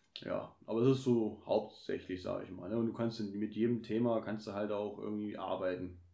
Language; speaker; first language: German; native; German